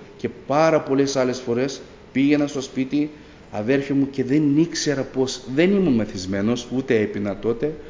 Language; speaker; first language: Greek; early bilingual, other home language; Albanian